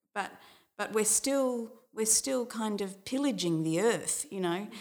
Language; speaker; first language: English; native; English